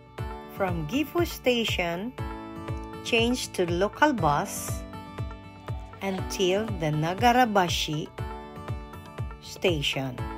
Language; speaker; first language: English; non-native, local second language; Filipino